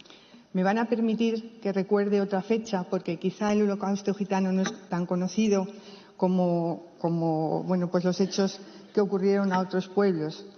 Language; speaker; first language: Spanish; native; Spanish